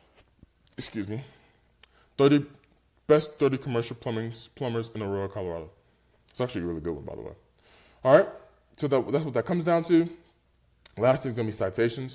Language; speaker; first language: English; native; English